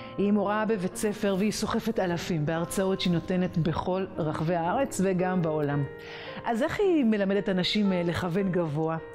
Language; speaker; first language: Hebrew; native; Hebrew